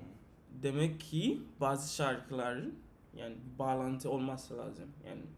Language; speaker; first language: Turkish; non-native, learner; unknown